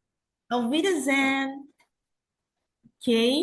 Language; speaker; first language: German; non-native, learner; Indonesian